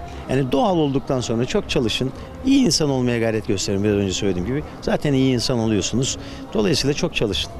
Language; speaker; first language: Turkish; native; Turkish